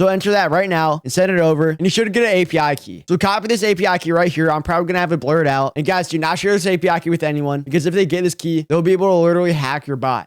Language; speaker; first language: English; native; English